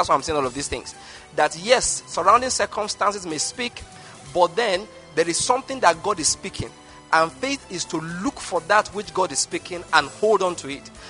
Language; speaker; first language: English; non-native, local second language; Igbo